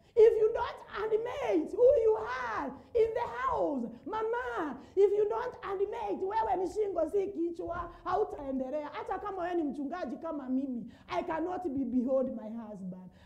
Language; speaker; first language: English; non-native, local second language; Swahili